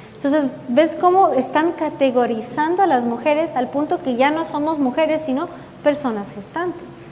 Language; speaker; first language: Spanish; early bilingual, heritage; Spanish